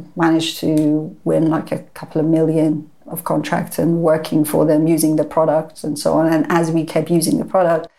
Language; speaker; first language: English; non-native, fluent; Persian